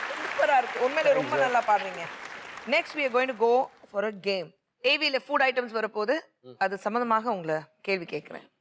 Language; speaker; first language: Tamil; non-native, fluent; Hindi